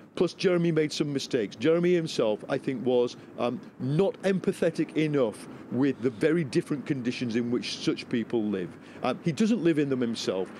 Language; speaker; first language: English; native; English